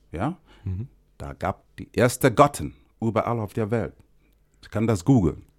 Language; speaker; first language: German; non-native, fluent; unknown